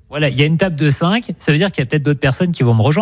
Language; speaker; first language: French; native; French